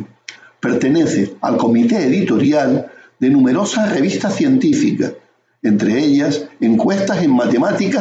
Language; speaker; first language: Spanish; native; Spanish